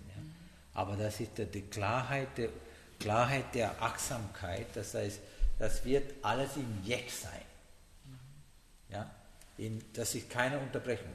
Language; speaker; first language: German; non-native, learner; Sinhala